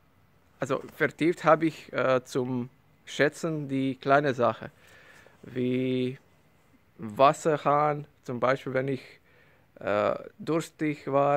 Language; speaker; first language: German; non-native, learner; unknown